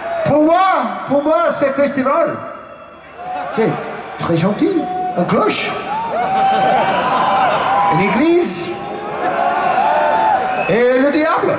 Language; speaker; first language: French; non-native, learner; English